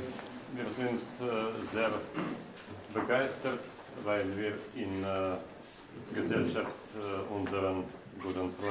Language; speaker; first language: German; non-native, learner; Russian